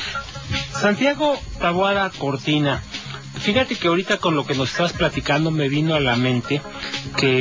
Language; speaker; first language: Spanish; native; Spanish